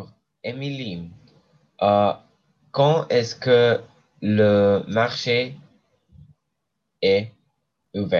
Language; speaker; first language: French; non-native, learner; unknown